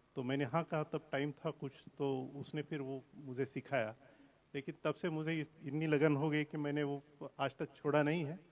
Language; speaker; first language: Hindi; non-native, local second language; Marathi